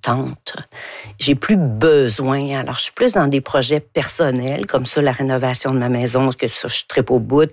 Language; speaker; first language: French; native; French